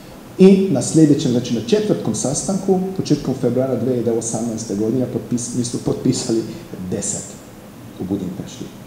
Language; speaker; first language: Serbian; non-native, fluent; Hungarian